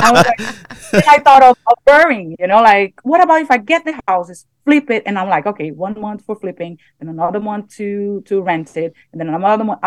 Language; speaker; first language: English; non-native, fluent; Portuguese